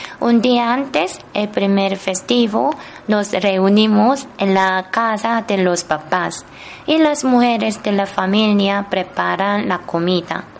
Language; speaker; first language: Spanish; non-native, fluent; Korean